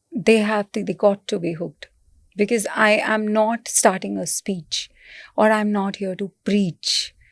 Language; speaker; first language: English; non-native, local second language; Punjabi